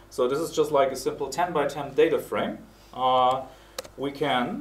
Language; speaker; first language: English; non-native, fluent; German